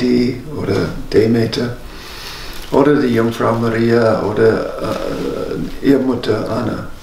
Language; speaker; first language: German; non-native, fluent; English